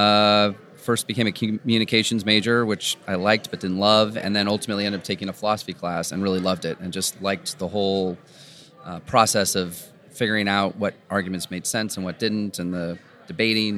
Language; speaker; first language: English; native; English